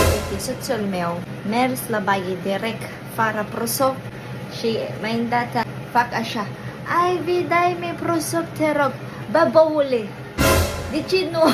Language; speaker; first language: Romanian; non-native, learner; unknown